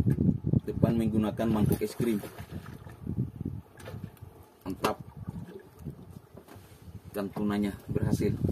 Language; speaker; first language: Indonesian; native; Indonesian